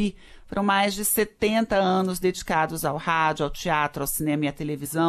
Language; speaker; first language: Portuguese; native; Portuguese